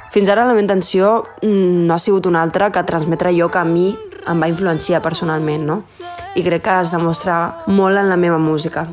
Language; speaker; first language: Catalan; early bilingual, other home language; Spanish